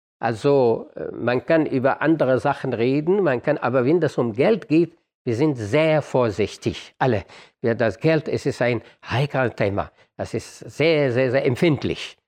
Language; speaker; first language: German; non-native, fluent; Arabic